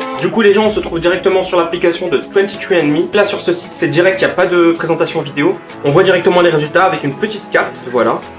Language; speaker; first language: French; native; French